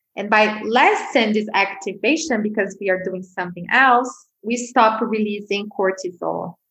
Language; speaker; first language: English; non-native, fluent; Portuguese